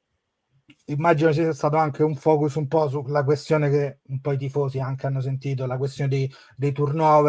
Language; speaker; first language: Italian; native; Italian